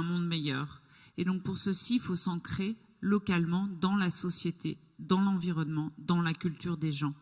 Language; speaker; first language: French; native; French